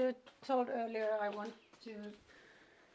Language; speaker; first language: English; non-native, fluent; Finnish